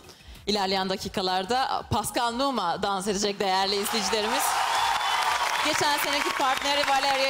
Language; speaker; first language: Turkish; native; Turkish